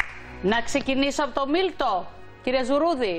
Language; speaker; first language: Greek; native; Greek